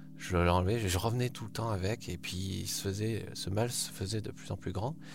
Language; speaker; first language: French; early bilingual, other home language; Korean